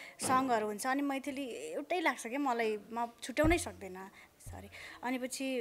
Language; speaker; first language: Nepali; non-native, local second language; Dangaura Tharu